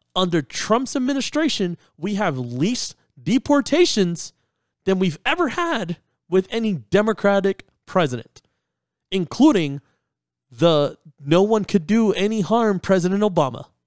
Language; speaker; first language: English; native; English